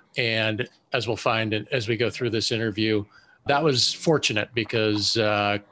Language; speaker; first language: English; native; English